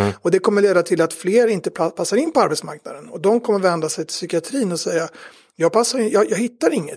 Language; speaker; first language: Swedish; native; Swedish